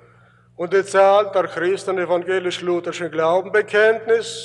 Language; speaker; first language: German; early bilingual, heritage; German